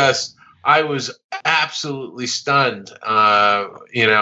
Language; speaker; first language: English; native; English